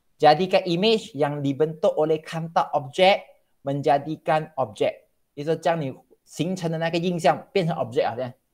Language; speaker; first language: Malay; non-native, local second language; Chinese